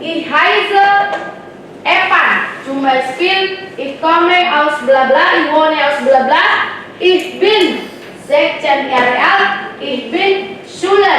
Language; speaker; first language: German; non-native, learner; Indonesian